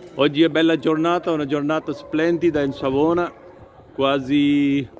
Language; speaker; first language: Italian; non-native, learner; Urdu